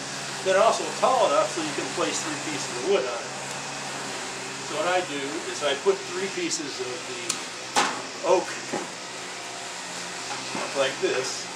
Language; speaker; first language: English; native; English